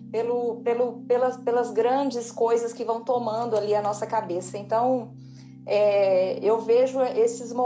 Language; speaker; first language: Portuguese; native; Portuguese